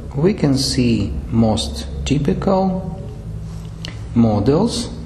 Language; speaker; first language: English; non-native, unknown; Russian